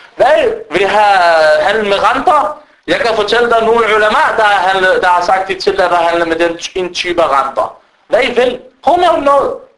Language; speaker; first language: Danish; early bilingual, other home language; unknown